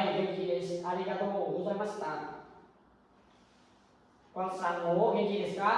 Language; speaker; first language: Japanese; non-native, learner; Vietnamese